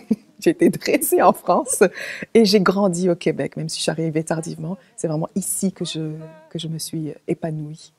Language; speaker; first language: French; native; French